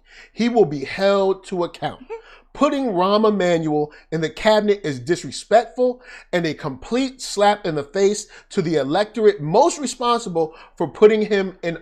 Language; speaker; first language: English; native; English